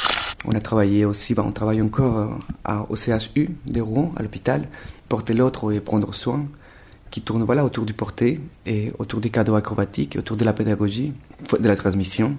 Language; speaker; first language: French; non-native, fluent; Spanish